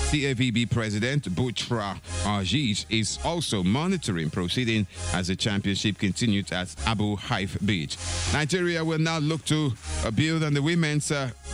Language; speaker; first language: English; non-native, local second language; Yoruba